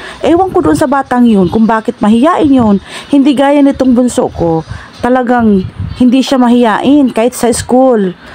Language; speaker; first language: Filipino; non-native, local second language; Bikol